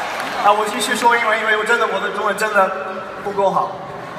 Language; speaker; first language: Chinese; non-native, learner; English